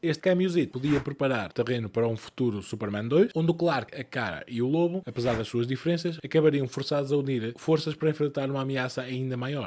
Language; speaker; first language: Portuguese; native; Portuguese